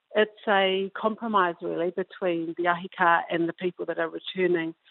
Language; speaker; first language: English; native; English